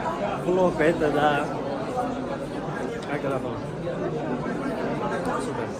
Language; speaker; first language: Russian; non-native, learner; Burmese